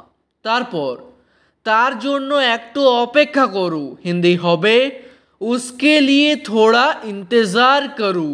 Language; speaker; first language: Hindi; non-native, fluent; Bangla